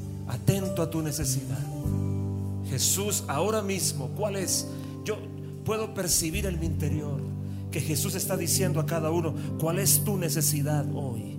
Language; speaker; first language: Spanish; native; Spanish